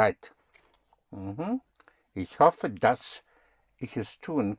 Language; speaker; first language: German; non-native, fluent; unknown